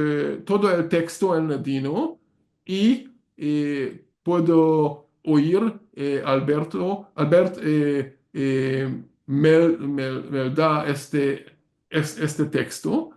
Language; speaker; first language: Spanish; non-native, learner; Hungarian